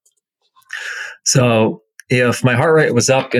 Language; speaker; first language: English; native; English